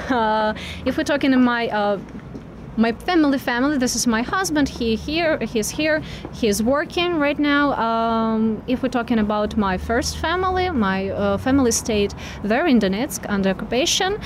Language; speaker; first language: English; non-native, fluent; Russian